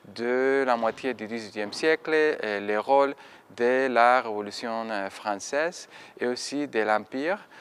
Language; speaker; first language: French; non-native, fluent; Spanish